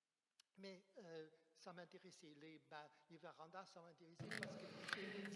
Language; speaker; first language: French; non-native, fluent; Portuguese